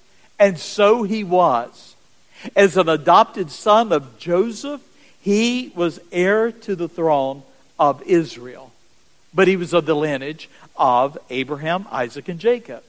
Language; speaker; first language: English; native; English